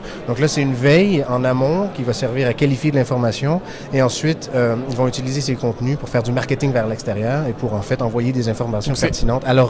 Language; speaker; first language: French; native; French